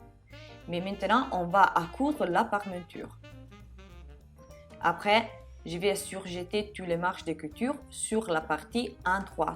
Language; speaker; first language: French; non-native, fluent; Italian